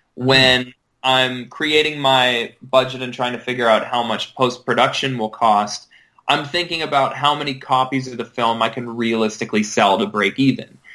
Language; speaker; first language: English; native; English